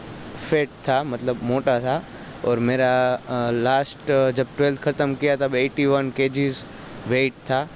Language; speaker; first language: Hindi; non-native, local second language; Gujarati